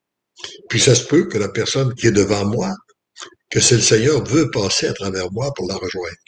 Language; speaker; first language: French; native; French